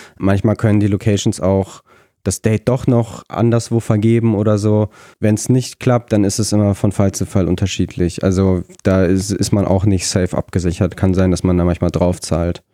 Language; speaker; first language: German; early bilingual, other home language; Russian